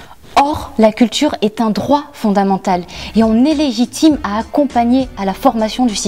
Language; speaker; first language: French; native; French